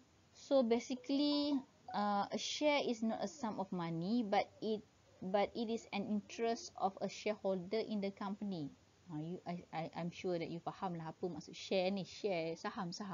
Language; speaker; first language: English; non-native, local second language; Malay